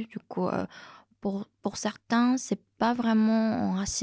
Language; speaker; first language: French; non-native, fluent; Korean